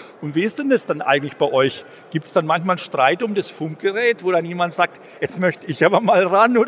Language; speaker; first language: German; native; German